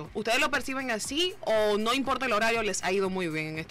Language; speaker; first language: Spanish; native; Spanish